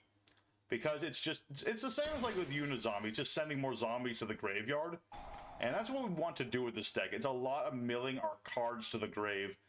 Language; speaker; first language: English; native; English